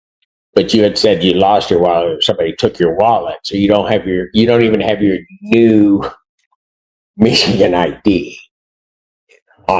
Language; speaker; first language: English; native; English